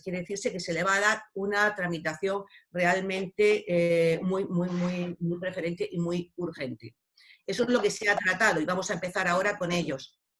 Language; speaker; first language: Spanish; native; Spanish